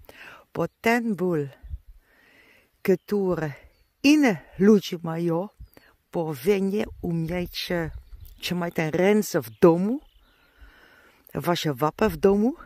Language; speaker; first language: Polish; non-native, learner; Dutch